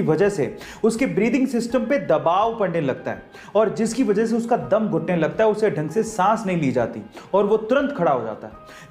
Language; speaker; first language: Hindi; native; Hindi